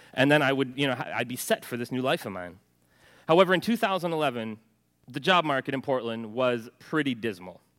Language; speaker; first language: English; early bilingual, other home language; Norwegian